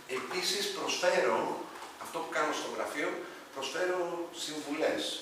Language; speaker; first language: Greek; early bilingual, other home language; Arabic